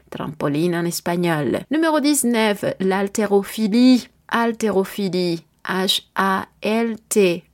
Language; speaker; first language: French; non-native, learner; Spanish